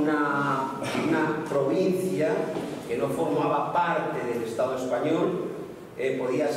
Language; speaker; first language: Spanish; native; Spanish